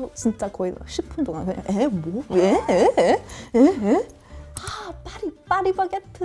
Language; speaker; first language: Korean; non-native, learner; English